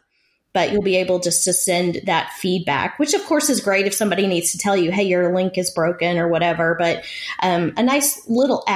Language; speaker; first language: English; native; English